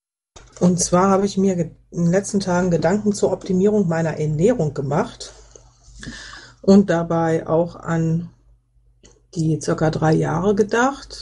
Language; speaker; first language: German; native; German